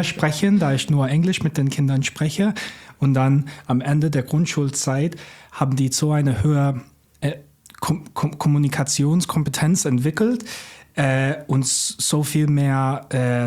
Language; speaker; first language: German; non-native, fluent; English